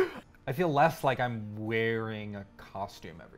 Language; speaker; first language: English; native; English